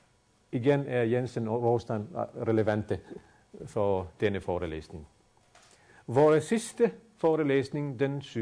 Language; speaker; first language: Danish; non-native, fluent; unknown